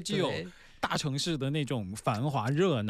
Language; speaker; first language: Chinese; native; Chinese